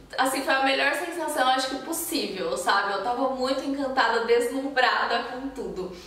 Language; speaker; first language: Portuguese; native; Portuguese